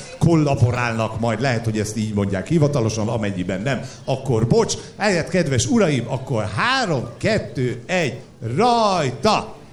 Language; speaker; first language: Hungarian; native; Hungarian